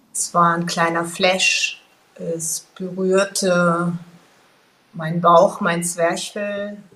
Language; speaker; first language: German; early bilingual, other home language; Russian